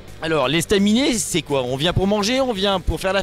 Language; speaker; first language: French; native; French